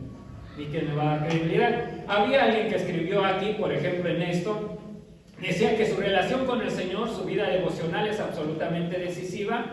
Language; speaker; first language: Spanish; native; Spanish